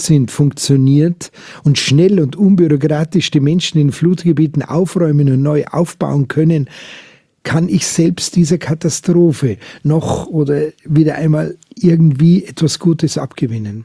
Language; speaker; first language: German; native; German